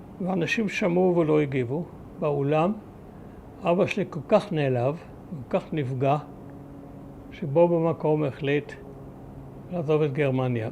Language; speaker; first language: Hebrew; early bilingual, other home language; German